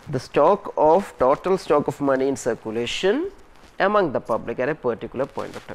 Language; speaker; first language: English; non-native, local second language; Malayalam